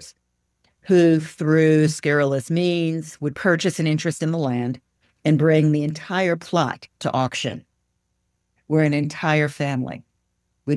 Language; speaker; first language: English; native; English